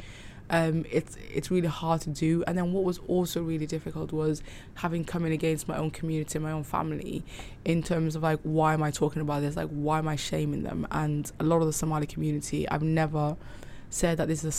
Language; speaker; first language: English; native; English